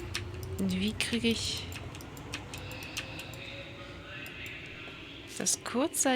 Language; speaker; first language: German; native; German